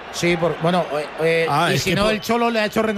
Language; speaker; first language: Spanish; native; Spanish